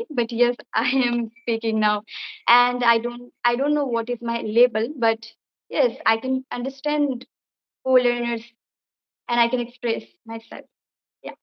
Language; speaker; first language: English; non-native, fluent; Bangla